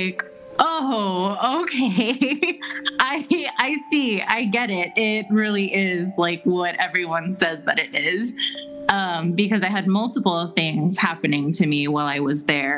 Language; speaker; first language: English; native; English